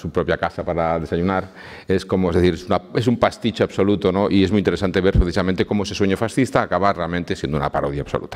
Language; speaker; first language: Spanish; native; Spanish